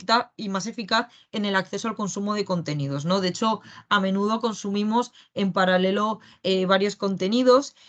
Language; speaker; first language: Spanish; native; Spanish